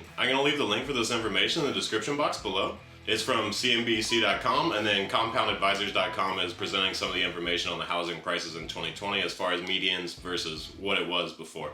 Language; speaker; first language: English; native; English